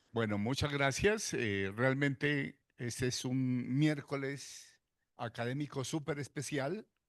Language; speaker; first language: Spanish; native; Spanish